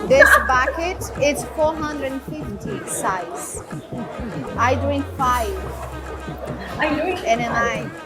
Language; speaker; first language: English; non-native, learner; Portuguese